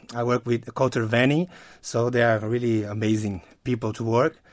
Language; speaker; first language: English; non-native, fluent; Portuguese